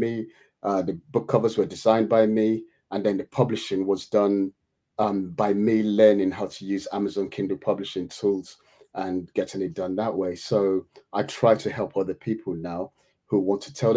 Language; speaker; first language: English; native; English